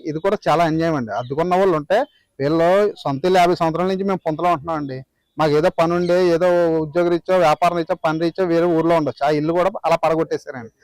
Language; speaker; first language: Telugu; native; Telugu